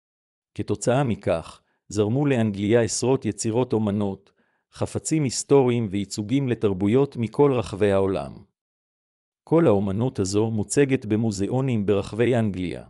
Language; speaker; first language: Hebrew; native; Hebrew